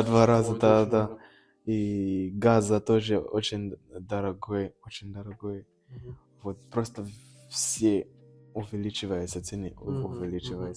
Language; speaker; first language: Russian; non-native, learner; Nyanja